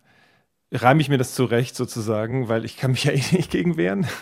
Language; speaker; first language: German; native; German